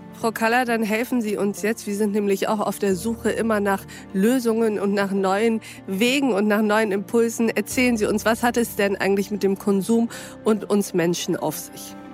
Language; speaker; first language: German; native; German